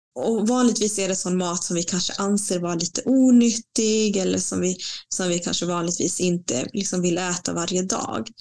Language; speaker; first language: Swedish; non-native, fluent; Spanish